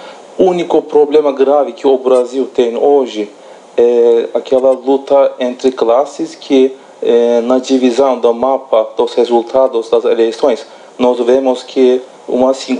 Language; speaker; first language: Portuguese; non-native, fluent; Turkish